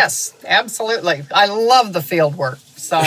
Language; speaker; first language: English; native; English